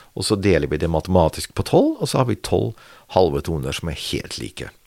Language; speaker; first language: Norwegian; non-native, fluent; Dutch